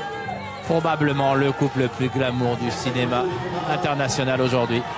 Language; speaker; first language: French; native; French